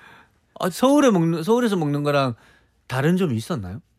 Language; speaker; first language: Korean; native; Korean